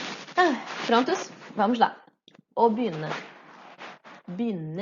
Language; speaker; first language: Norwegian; non-native, fluent; Portuguese